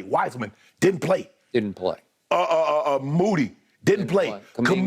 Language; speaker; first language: English; native; English